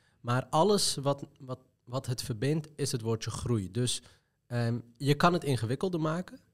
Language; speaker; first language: Dutch; early bilingual, other home language; Arabic